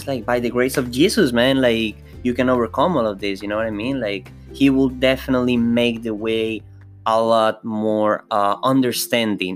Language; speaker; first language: English; non-native, fluent; Spanish